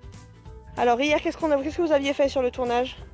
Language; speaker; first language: French; native; French